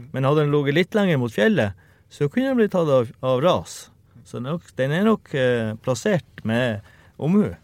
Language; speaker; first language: Norwegian; native; Norwegian